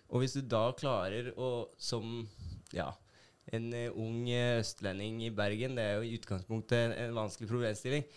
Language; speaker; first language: Norwegian; native; Norwegian